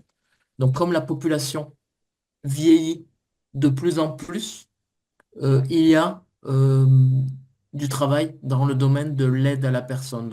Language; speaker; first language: French; native; French